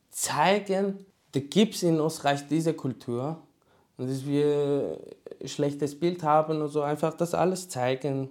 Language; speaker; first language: German; non-native, learner; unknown